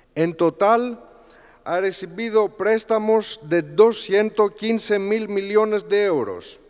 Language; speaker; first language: Spanish; non-native, fluent; Greek